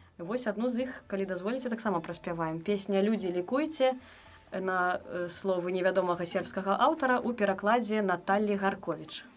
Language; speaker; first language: Belarusian; native; Belarusian